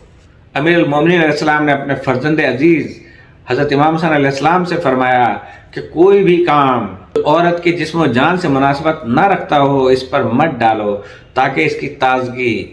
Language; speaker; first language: Urdu; native; Urdu